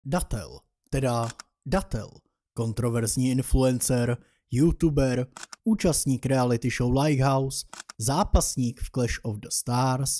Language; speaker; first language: Czech; native; Czech